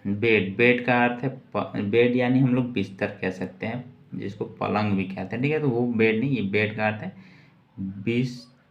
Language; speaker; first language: Hindi; native; Hindi